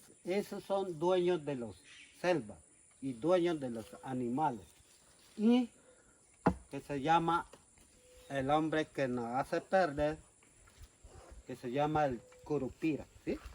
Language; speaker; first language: Spanish; non-native, local second language; Ticuna